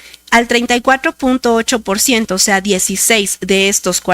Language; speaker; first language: Spanish; native; Spanish